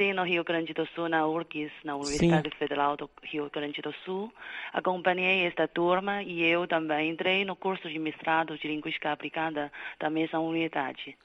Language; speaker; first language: Portuguese; non-native, fluent; Chinese